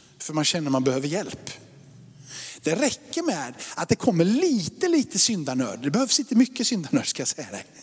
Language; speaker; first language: Swedish; native; Swedish